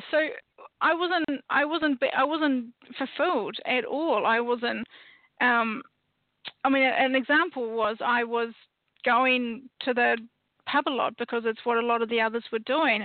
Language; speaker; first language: English; native; English